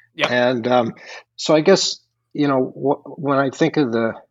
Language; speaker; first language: English; native; English